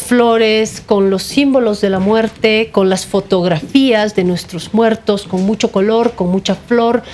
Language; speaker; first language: Spanish; native; Spanish